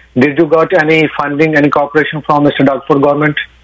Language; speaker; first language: English; non-native, local second language; Punjabi